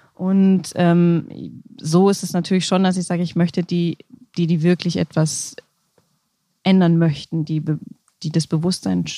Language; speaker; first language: German; native; German